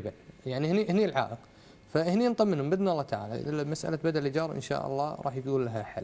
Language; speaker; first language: Arabic; native; Arabic